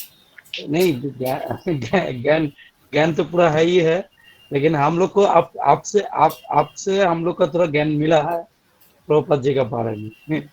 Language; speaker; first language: Hindi; non-native, local second language; Bangla